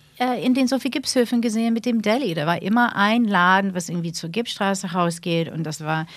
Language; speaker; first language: German; non-native, fluent; English